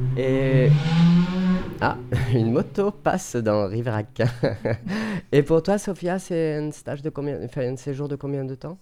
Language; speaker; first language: French; native; French